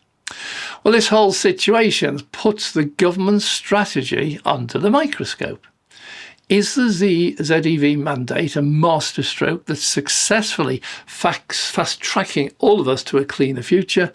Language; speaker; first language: English; native; English